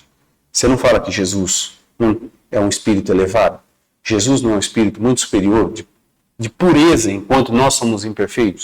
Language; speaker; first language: Portuguese; native; Portuguese